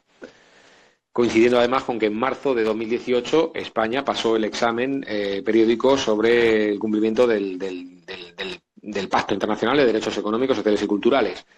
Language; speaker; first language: Spanish; native; Spanish